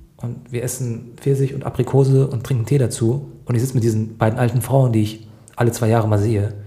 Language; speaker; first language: German; early bilingual, other home language; Turkish